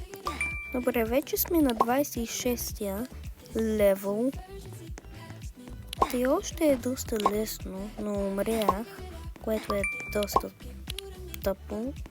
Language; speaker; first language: Bulgarian; early bilingual, heritage; Bulgarian